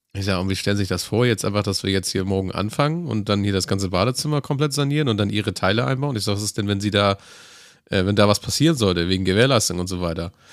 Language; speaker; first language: German; native; German